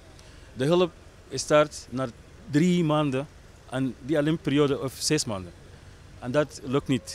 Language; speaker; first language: Dutch; non-native, learner; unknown